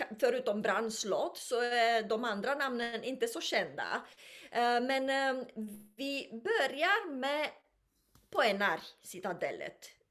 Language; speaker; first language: Swedish; non-native, fluent; Romanian